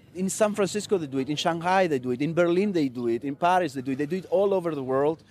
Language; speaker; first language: English; non-native, fluent; Greek